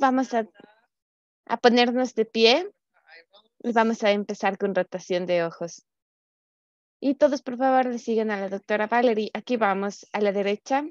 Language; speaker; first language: Spanish; native; Spanish